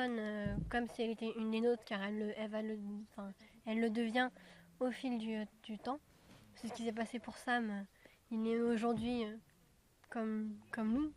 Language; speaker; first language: French; native; French